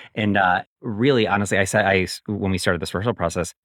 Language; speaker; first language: English; native; English